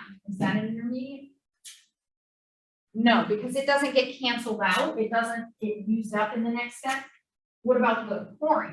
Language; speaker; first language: English; native; English